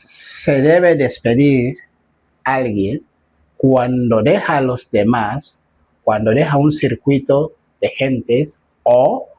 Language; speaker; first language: Spanish; non-native, fluent; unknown